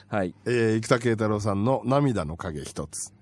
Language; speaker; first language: Japanese; native; Japanese